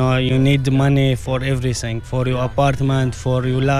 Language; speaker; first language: English; non-native, learner; Arabic